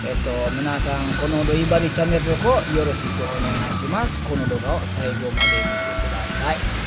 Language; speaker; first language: Japanese; non-native, fluent; Indonesian